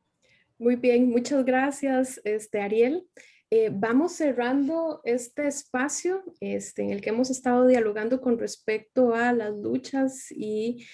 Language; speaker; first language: Spanish; native; Spanish